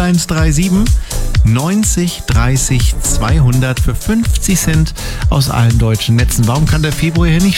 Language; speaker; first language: German; native; German